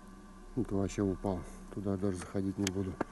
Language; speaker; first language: Russian; native; Russian